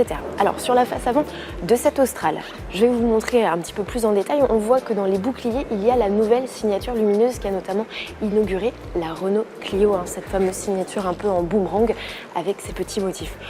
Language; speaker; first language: French; native; French